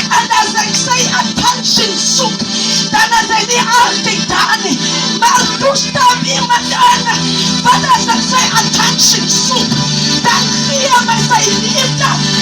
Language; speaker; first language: Afrikaans; non-native, local second language; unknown